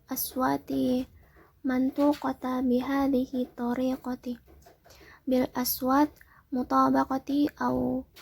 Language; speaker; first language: Arabic; non-native, learner; Indonesian